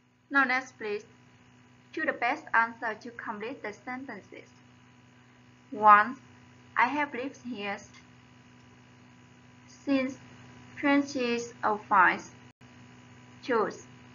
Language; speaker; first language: English; non-native, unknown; Vietnamese